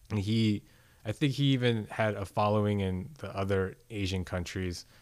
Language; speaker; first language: English; native; English